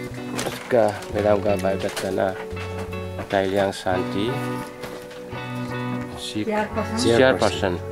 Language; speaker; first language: Hindi; non-native, local second language; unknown